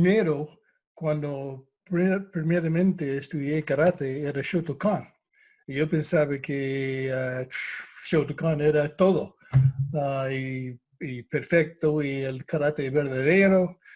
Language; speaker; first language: Spanish; non-native, fluent; English